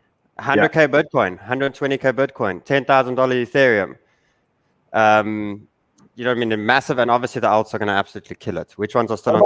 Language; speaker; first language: English; native; English